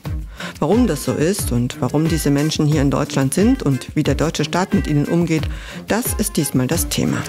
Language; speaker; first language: German; native; German